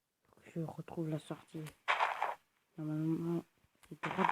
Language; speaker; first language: French; native; French